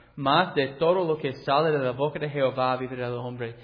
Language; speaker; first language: Spanish; non-native, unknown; English